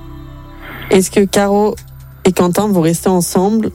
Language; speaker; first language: French; native; French